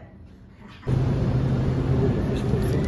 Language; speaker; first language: Korean; non-native, learner; English